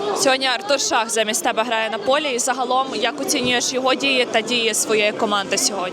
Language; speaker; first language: Ukrainian; native; Ukrainian